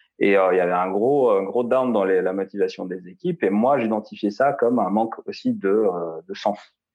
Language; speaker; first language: French; non-native, local second language; Arabic